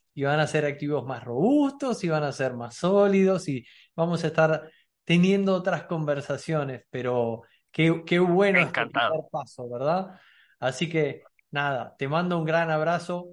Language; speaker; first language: Spanish; native; Spanish